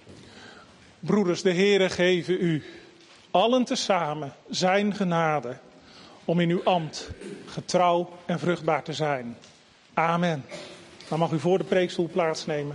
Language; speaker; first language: Dutch; native; Dutch